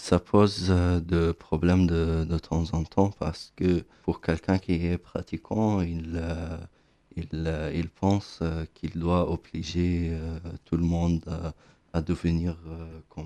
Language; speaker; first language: French; non-native, fluent; Arabic